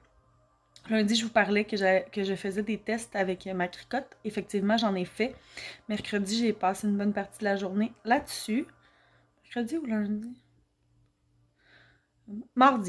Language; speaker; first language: French; native; French